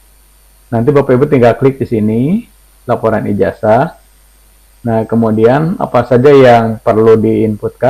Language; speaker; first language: Indonesian; native; Indonesian